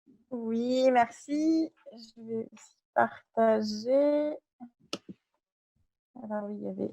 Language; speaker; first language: French; native; French